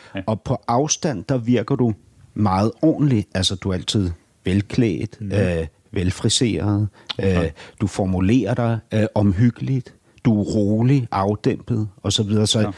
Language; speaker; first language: Danish; native; Danish